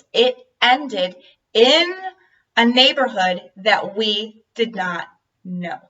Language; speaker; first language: English; native; English